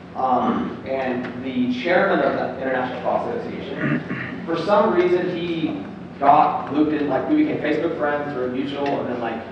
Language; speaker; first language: English; native; English